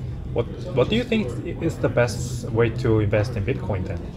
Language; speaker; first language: English; non-native, fluent; Korean